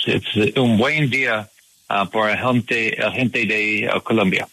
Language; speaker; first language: Spanish; non-native, learner; English